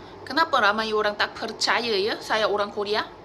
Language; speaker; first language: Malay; non-native, fluent; Korean